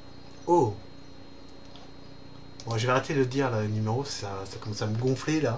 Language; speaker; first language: French; native; French